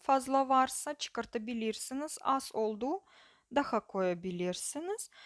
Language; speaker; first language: Turkish; non-native, learner; Russian